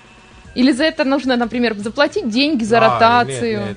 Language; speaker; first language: Russian; native; Russian